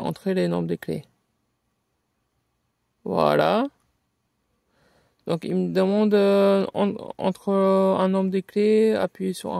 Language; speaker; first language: French; native; French